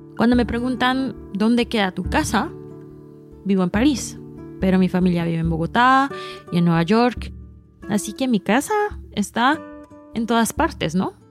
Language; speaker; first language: Spanish; early bilingual, heritage; Spanish